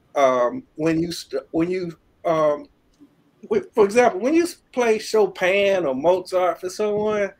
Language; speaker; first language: English; native; English